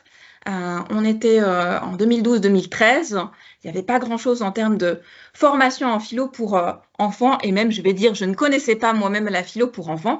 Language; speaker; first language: French; native; French